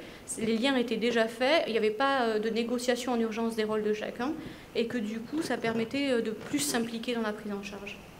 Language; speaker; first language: French; native; French